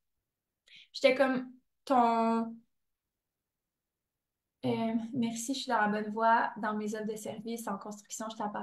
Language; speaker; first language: French; native; French